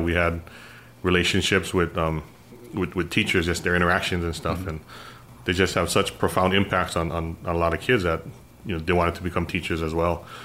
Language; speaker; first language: English; native; English